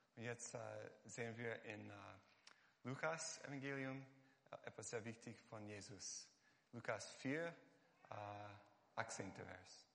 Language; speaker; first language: German; non-native, fluent; Hungarian